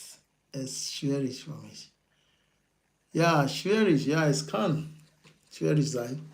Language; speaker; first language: German; non-native, learner; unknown